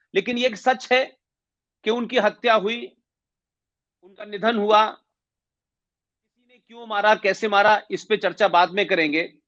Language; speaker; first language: Hindi; native; Hindi